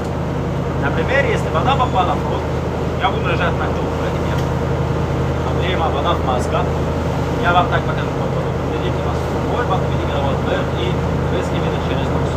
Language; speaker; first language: Russian; non-native, learner; Arabic